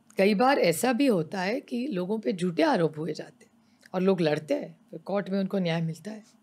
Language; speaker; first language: Hindi; non-native, local second language; Marathi